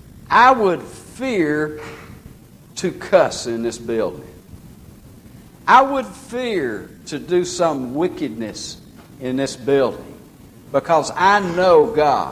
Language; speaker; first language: English; native; English